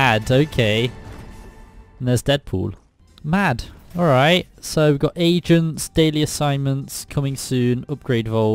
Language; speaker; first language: English; native; English